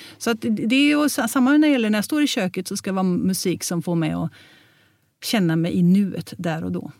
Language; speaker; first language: Swedish; early bilingual, heritage; Swedish